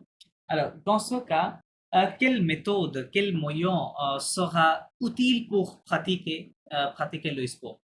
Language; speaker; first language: French; non-native, fluent; Bangla